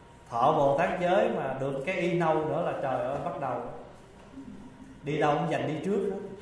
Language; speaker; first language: Vietnamese; early bilingual, heritage; Vietnamese